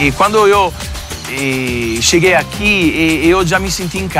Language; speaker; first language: Portuguese; non-native, fluent; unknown